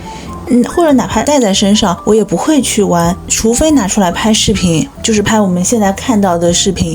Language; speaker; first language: Chinese; native; Chinese